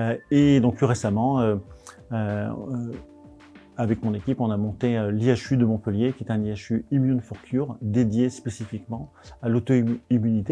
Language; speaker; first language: French; native; French